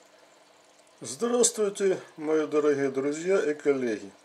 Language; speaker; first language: Russian; native; Russian